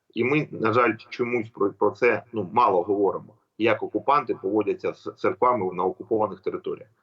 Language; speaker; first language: Ukrainian; native; Ukrainian